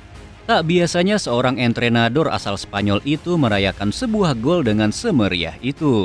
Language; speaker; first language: Indonesian; native; Indonesian